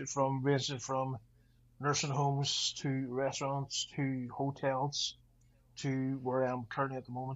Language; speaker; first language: English; native; English